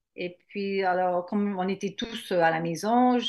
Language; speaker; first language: French; native; French